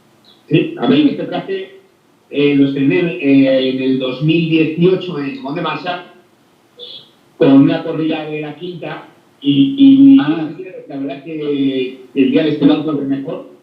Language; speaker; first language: Spanish; native; Spanish